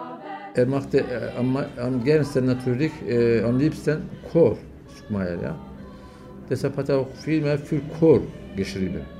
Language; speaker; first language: German; non-native, fluent; Turkish